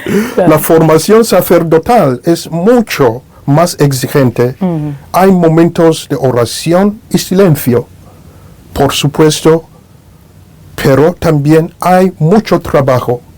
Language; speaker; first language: Spanish; non-native, fluent; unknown